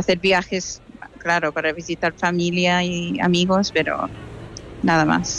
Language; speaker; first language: Spanish; non-native, fluent; English